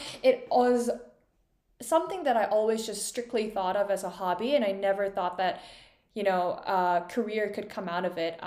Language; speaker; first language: English; non-native, fluent; Korean